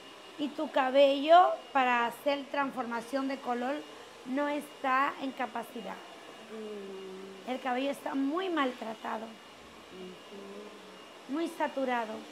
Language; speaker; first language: Spanish; native; Spanish